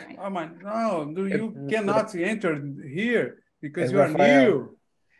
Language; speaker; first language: English; non-native, learner; Portuguese